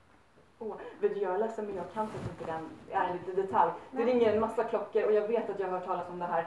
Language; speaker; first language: Swedish; native; Swedish